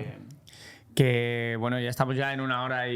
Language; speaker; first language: Spanish; native; Spanish